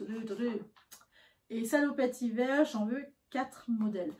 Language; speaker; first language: French; native; French